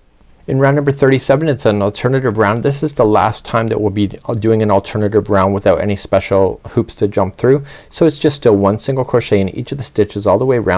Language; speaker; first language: English; native; English